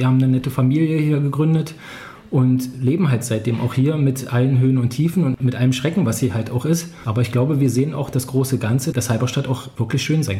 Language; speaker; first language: German; native; German